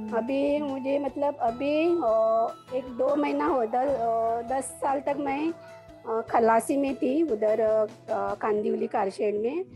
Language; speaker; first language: Hindi; non-native, local second language; Marathi